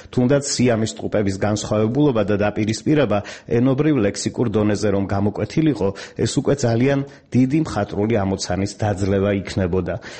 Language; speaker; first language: Georgian; native; Georgian